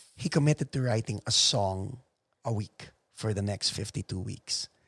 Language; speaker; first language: English; non-native, local second language; Filipino